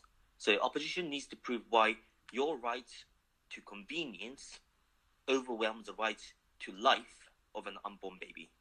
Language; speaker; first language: English; non-native, fluent; Japanese